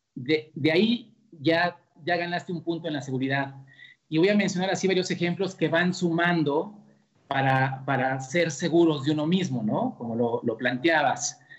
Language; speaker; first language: Spanish; native; Spanish